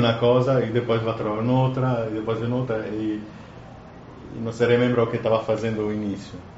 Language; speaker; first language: Portuguese; non-native, learner; Italian